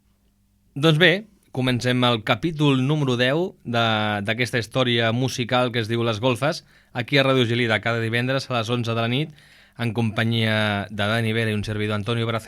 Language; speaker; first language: Catalan; native; Catalan